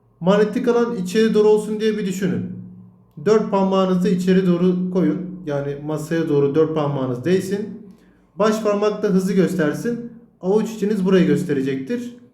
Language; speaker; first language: Turkish; native; Turkish